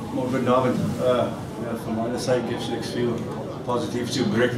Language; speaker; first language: German; non-native, learner; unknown